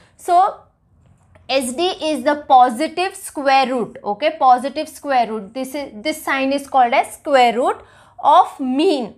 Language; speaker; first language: English; non-native, local second language; Marathi